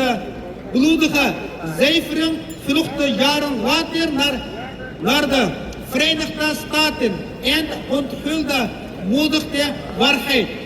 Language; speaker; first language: Dutch; non-native, local second language; Uyghur